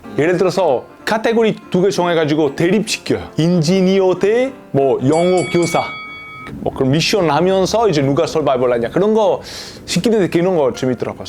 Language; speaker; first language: Korean; non-native, fluent; Italian